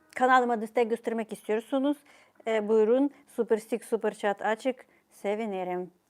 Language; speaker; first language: Turkish; non-native, fluent; Ukrainian